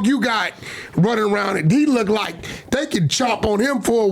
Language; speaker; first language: English; native; English